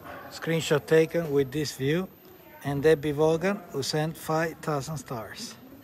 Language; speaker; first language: English; non-native, fluent; Italian